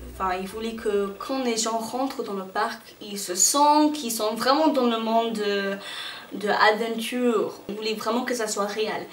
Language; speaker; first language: French; non-native, fluent; English